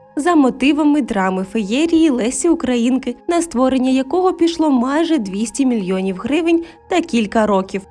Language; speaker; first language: Ukrainian; non-native, local second language; Russian